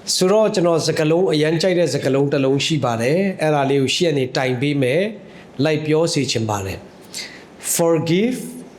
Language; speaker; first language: Burmese; non-native, local second language; Hakha Chin